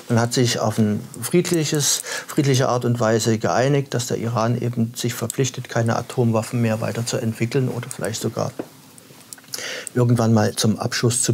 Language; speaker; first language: German; native; German